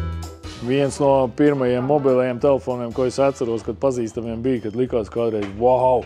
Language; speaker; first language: Latvian; native; Latvian